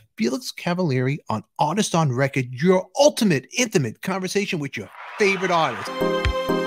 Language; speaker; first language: English; native; English